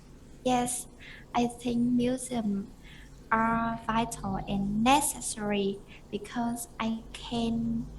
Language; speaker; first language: English; non-native, learner; Vietnamese